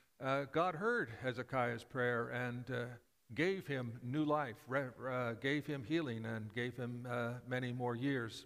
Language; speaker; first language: English; native; English